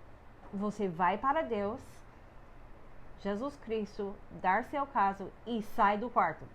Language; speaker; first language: Portuguese; non-native, fluent; English